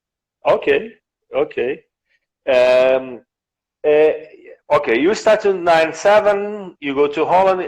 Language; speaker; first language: English; non-native, learner; Portuguese